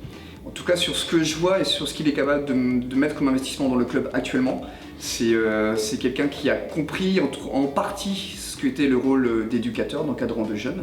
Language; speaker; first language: French; native; French